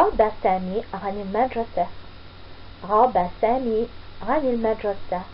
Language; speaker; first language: Arabic; non-native, fluent; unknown